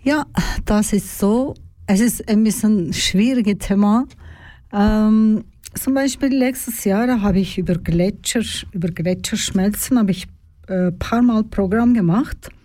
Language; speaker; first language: German; non-native, learner; Turkish